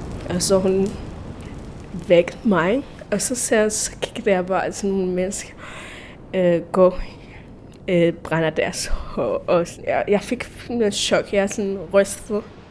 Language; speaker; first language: Danish; non-native, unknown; Tigrinya